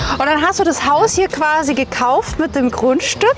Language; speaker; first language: German; native; German